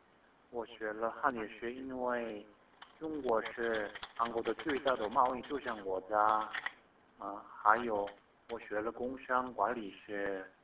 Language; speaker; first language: Chinese; non-native, fluent; Korean